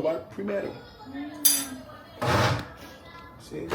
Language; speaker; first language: Spanish; non-native, learner; English